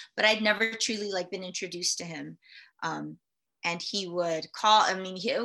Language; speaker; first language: English; early bilingual, other home language; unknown